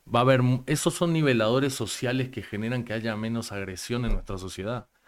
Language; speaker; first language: Spanish; native; Spanish